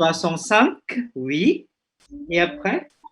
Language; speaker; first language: French; non-native, fluent; Indonesian